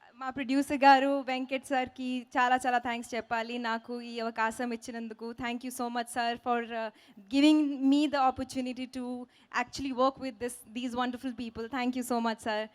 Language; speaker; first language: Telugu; non-native, learner; Hindi